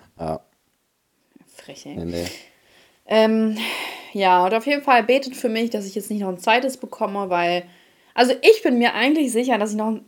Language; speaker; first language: German; early bilingual, other home language; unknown